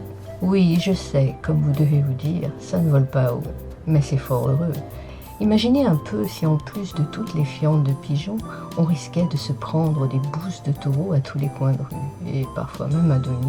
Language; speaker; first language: French; native; French